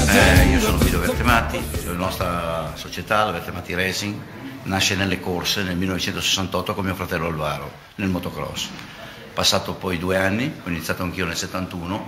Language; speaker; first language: Italian; native; Italian